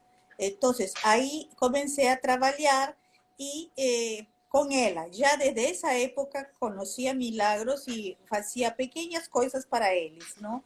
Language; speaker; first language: Spanish; non-native, fluent; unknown